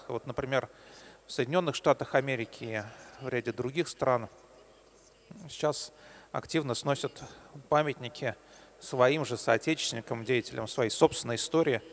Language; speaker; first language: Russian; native; Russian